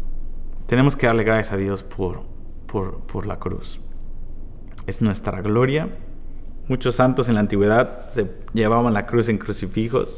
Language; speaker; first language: Spanish; native; Spanish